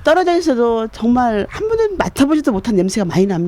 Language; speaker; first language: Korean; native; Korean